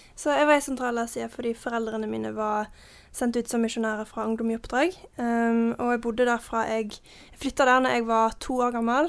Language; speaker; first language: Norwegian; early bilingual, heritage; Norwegian